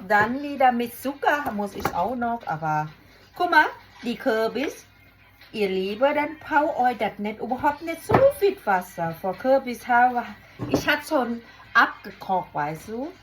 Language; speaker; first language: German; non-native, learner; Thai